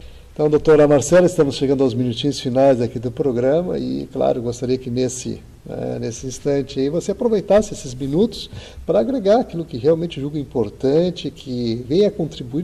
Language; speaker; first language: Portuguese; native; Portuguese